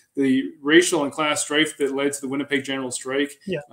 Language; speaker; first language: English; native; English